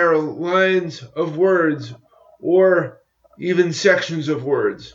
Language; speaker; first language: English; native; English